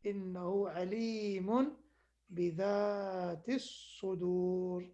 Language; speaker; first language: Arabic; non-native, fluent; English